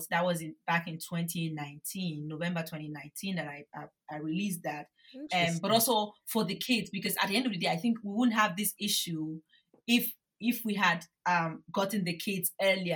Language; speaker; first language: English; non-native, local second language; Bini